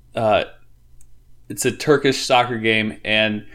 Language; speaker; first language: English; native; English